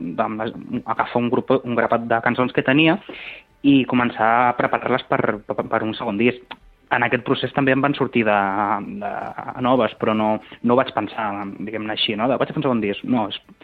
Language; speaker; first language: Catalan; native; Catalan